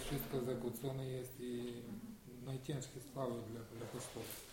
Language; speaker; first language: Polish; non-native, learner; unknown